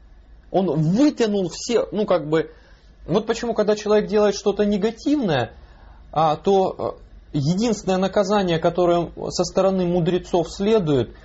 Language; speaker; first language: Russian; native; Russian